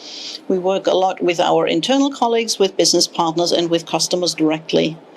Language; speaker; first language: English; non-native, fluent; German